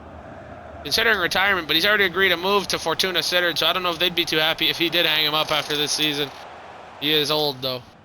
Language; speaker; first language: English; native; English